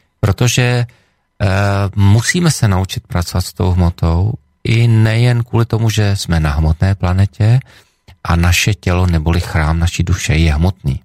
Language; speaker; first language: Czech; native; Czech